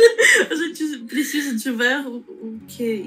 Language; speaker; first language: Portuguese; non-native, learner; Russian